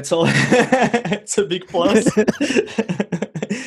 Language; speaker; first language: English; non-native, fluent; French